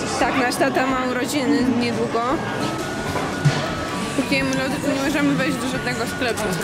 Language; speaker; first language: Polish; native; Polish